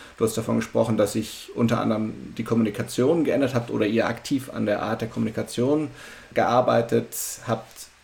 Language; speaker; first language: German; native; German